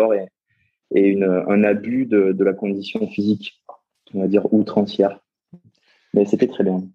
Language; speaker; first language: French; native; French